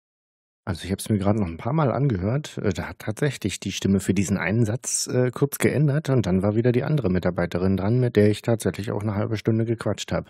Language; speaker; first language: German; native; German